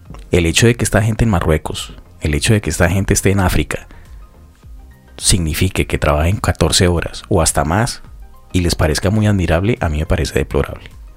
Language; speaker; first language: Spanish; native; Spanish